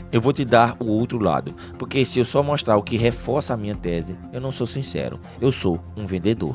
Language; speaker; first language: Portuguese; native; Portuguese